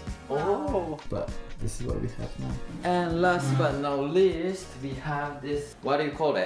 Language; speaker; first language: English; non-native, fluent; Japanese